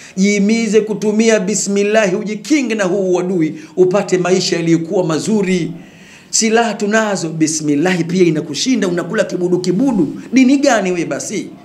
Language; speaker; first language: Swahili; native; Swahili